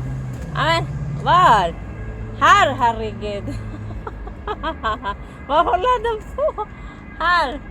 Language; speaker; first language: Swedish; non-native, learner; Filipino